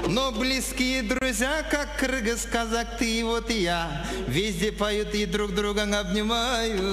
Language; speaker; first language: Russian; non-native, local second language; Kyrgyz